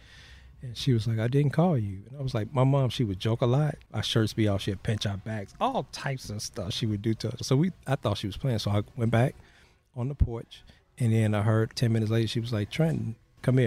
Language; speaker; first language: English; native; English